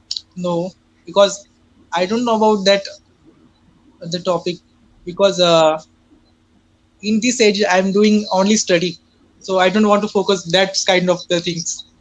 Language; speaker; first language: English; non-native, learner; Hindi